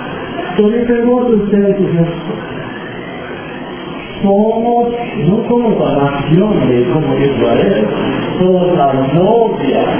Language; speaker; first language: Spanish; non-native, fluent; English